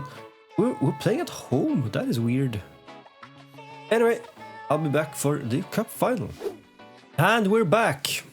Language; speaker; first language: English; non-native, fluent; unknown